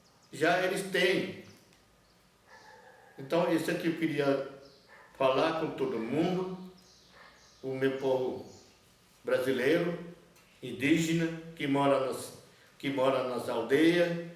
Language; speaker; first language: Portuguese; non-native, local second language; Yanomámi